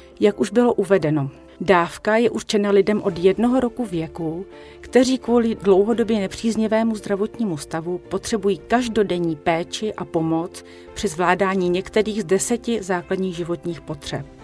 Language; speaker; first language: Czech; native; Czech